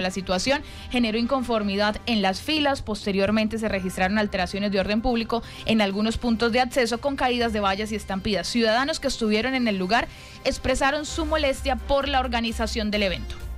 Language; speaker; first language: Spanish; native; Spanish